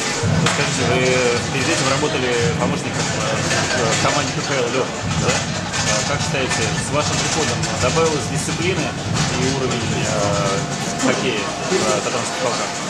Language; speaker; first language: Russian; native; Russian